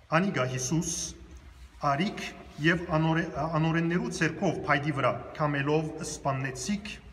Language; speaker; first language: Armenian; early bilingual, heritage; Armenian